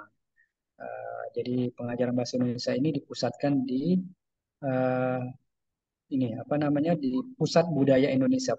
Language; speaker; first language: Indonesian; native; Indonesian